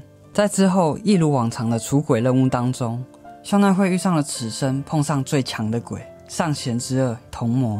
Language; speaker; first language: Chinese; native; Chinese